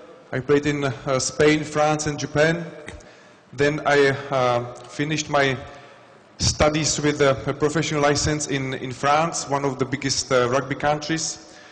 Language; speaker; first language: English; non-native, fluent; Czech